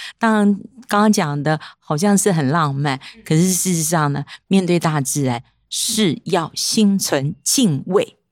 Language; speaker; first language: Chinese; non-native, local second language; Hakka Chinese